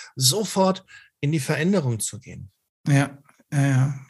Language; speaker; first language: German; native; German